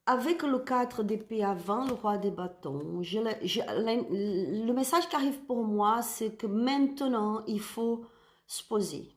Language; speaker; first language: French; non-native, learner; Spanish